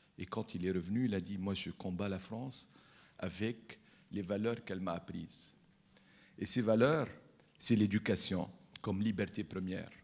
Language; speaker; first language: French; non-native, local second language; Arabic